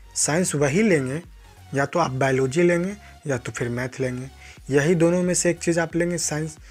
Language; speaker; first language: Hindi; native; Hindi